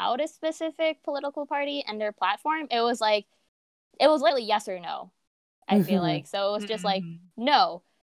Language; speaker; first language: English; native; English